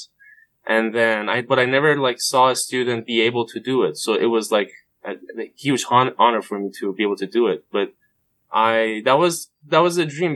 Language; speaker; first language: English; non-native, fluent; Persian